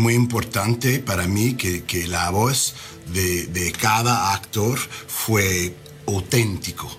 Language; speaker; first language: Spanish; non-native, learner; English